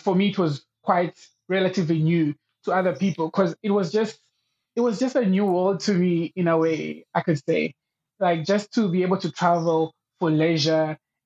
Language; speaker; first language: English; non-native, local second language; Swahili